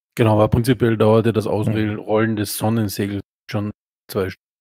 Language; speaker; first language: German; native; German